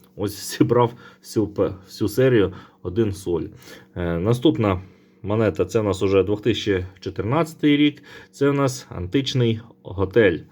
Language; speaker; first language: Ukrainian; non-native, local second language; Russian